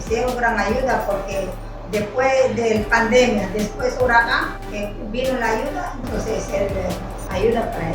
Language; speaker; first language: Spanish; non-native, learner; Filipino